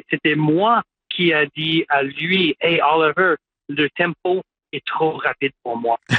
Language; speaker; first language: French; non-native, local second language; English